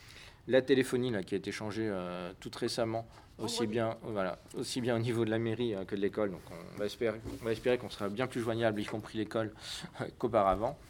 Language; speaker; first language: French; native; French